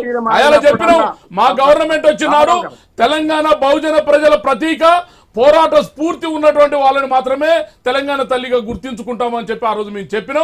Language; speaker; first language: Telugu; native; Telugu